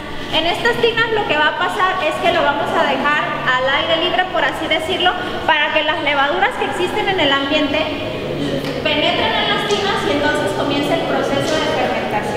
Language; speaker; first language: Spanish; native; Spanish